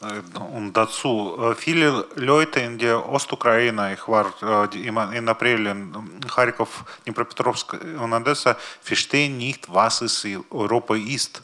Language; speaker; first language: German; non-native, learner; Russian